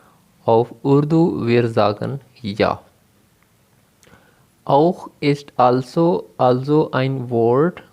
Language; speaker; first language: German; non-native, fluent; Urdu